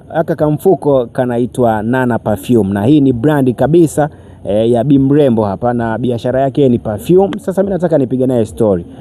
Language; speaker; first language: Swahili; native; Swahili